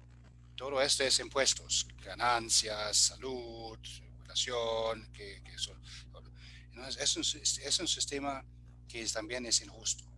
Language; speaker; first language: Spanish; non-native, fluent; German